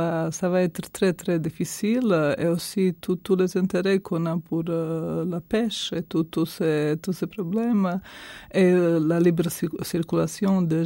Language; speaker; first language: French; non-native, fluent; Croatian